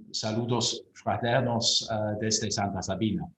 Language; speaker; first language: Spanish; non-native, fluent; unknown